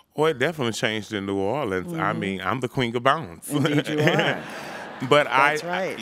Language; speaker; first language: English; native; English